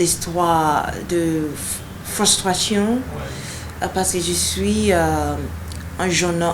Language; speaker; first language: French; non-native, learner; Yoruba